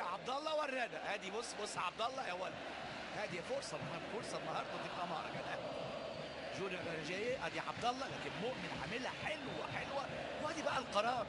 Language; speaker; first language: Arabic; native; Arabic